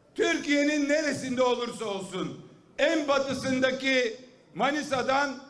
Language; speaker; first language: Turkish; native; Turkish